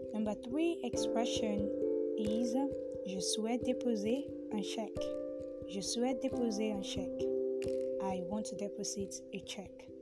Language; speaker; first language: French; non-native, fluent; Yoruba